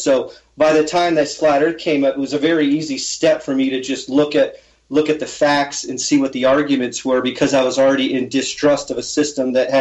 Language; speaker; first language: English; native; English